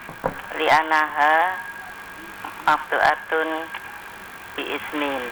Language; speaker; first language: Arabic; non-native, learner; Indonesian